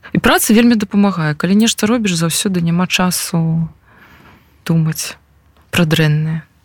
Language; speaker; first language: Belarusian; non-native, local second language; Russian